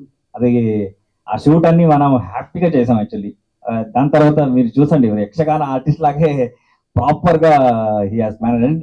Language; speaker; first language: Telugu; non-native, learner; Kannada